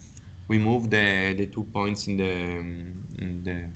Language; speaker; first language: English; non-native, learner; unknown